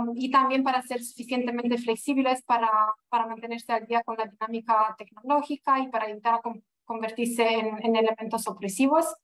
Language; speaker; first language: Spanish; non-native, fluent; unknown